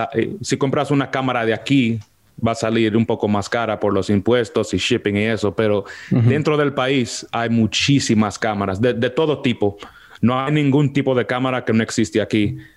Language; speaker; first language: Spanish; early bilingual, heritage; Spanish